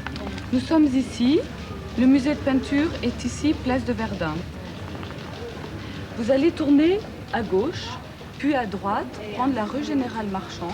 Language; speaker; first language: French; native; French